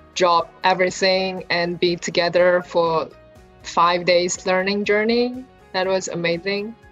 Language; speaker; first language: English; non-native, fluent; Chinese